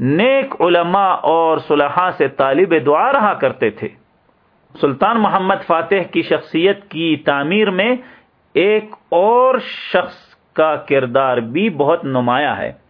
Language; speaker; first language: Urdu; native; Urdu